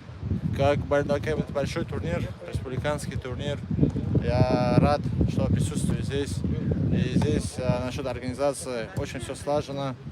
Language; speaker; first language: Russian; non-native, local second language; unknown